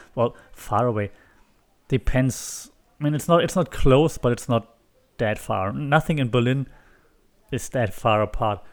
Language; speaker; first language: English; non-native, fluent; German